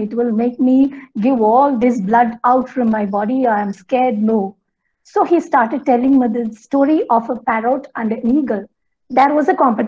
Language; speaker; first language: English; non-native, local second language; Malayalam